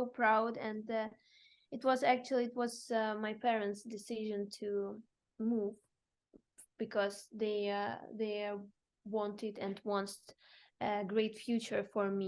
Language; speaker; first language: English; non-native, fluent; Ukrainian